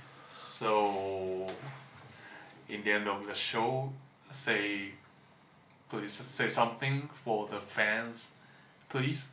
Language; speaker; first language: English; non-native, learner; Japanese